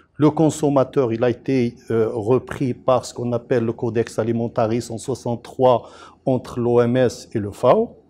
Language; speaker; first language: French; non-native, local second language; Arabic